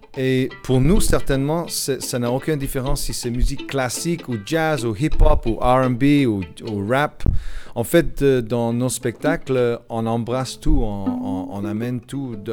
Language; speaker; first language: French; non-native, fluent; English